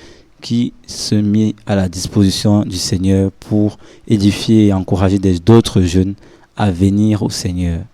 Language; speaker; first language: French; non-native, local second language; Lingala